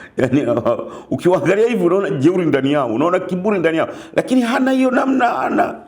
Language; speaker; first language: Swahili; native; Swahili